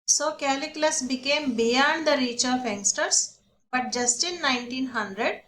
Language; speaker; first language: English; non-native, local second language; Telugu